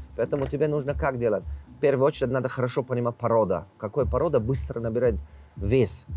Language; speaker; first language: Russian; non-native, local second language; Tajik